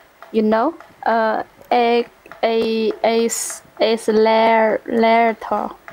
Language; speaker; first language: English; non-native, learner; Chinese